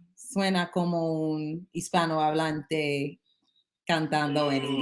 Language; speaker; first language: Spanish; non-native, learner; English